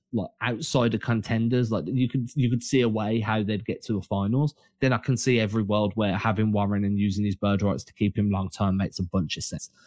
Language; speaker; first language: English; native; English